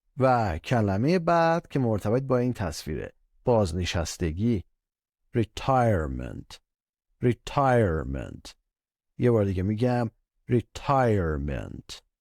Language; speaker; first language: Persian; native; Persian